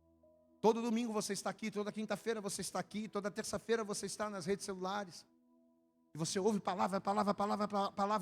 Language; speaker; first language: Portuguese; native; Portuguese